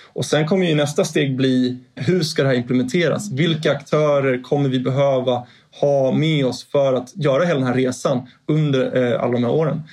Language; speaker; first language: Swedish; native; Swedish